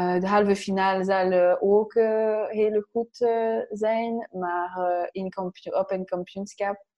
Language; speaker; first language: Dutch; non-native, learner; French